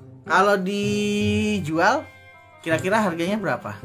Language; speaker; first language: Indonesian; native; Indonesian